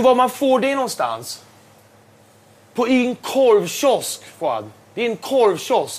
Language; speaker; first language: Swedish; native; Swedish